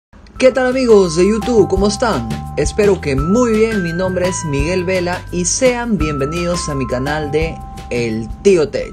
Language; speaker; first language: Spanish; native; Spanish